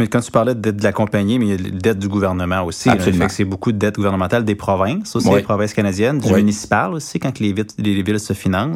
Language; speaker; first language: French; native; French